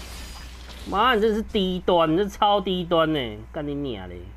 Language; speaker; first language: Chinese; native; Chinese